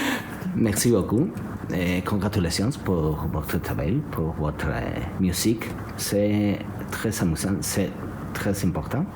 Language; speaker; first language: French; non-native, learner; Spanish